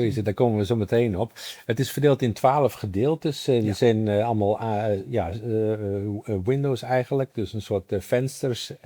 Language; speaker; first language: Dutch; native; Dutch